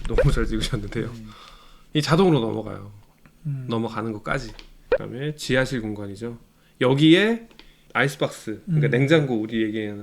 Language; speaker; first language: Korean; native; Korean